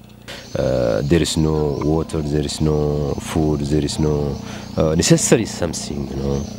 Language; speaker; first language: English; non-native, learner; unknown